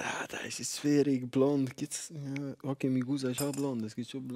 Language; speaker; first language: German; early bilingual, other home language; Albanian